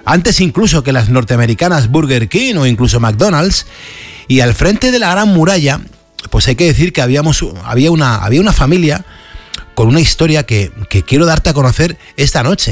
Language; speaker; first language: Spanish; native; Spanish